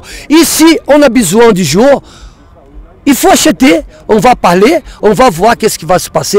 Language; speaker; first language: French; non-native, fluent; Portuguese